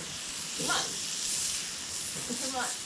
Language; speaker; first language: Japanese; native; Japanese